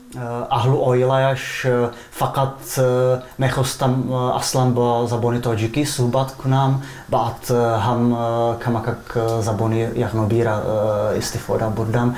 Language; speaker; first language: Tajik; non-native, fluent; Czech